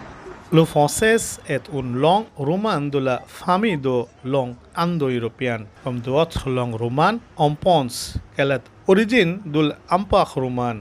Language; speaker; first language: French; non-native, local second language; Bangla